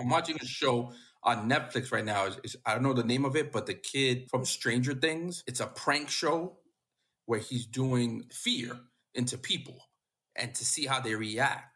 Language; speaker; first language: English; native; English